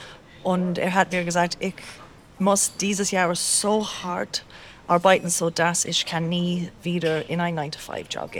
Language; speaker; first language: German; non-native, learner; English